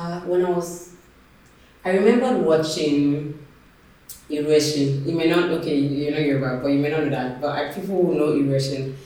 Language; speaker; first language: English; non-native, local second language; Yoruba